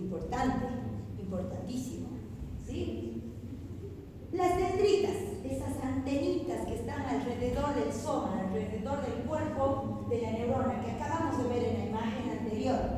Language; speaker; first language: Spanish; native; Spanish